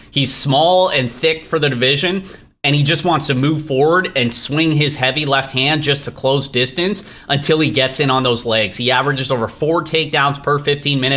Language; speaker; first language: English; native; English